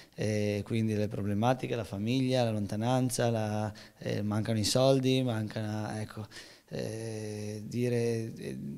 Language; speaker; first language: Italian; native; Italian